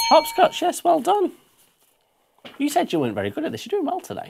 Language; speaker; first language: English; native; English